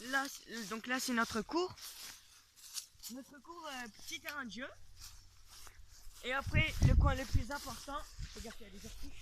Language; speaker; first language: French; native; French